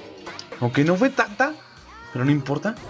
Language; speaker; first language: Spanish; native; Spanish